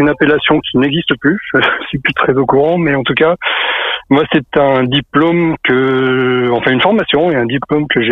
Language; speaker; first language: French; native; French